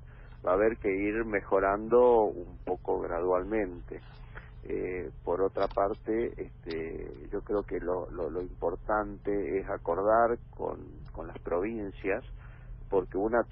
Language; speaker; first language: Spanish; native; Spanish